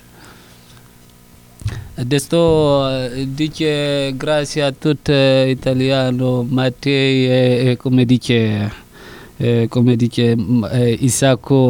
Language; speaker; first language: Italian; non-native, learner; Susu